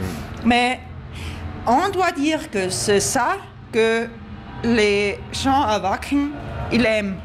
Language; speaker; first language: French; non-native, learner; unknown